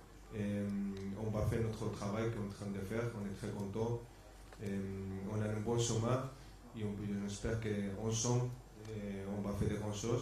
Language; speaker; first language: French; non-native, fluent; Spanish